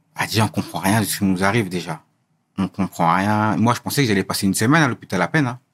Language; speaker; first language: French; native; French